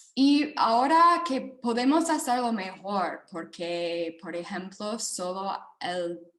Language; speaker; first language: Spanish; non-native, fluent; English